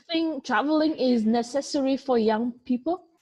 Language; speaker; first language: English; non-native, fluent; Vietnamese